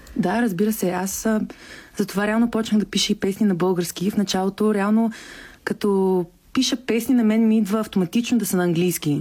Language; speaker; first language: Bulgarian; early bilingual, heritage; Bulgarian